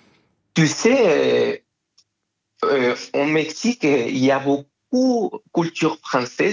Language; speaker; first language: French; non-native, fluent; Spanish